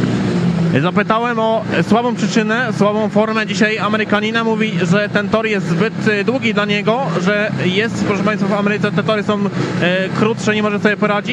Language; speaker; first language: Polish; native; Polish